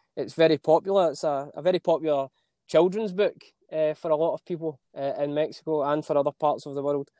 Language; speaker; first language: English; native; English